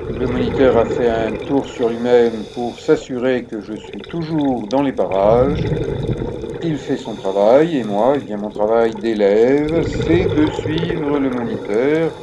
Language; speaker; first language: French; native; French